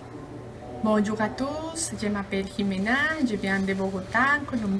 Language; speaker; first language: French; non-native, learner; Spanish